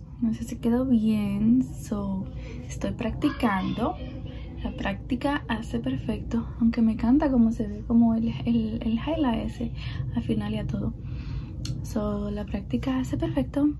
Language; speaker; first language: Spanish; early bilingual, heritage; Spanish